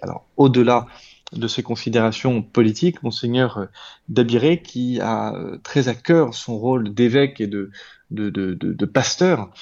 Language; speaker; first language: French; native; French